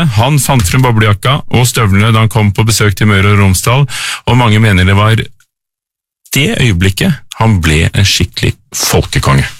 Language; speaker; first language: Norwegian; native; Norwegian